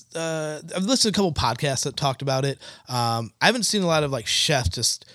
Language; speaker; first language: English; native; English